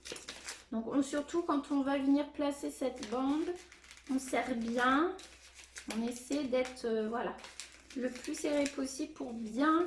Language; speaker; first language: French; native; French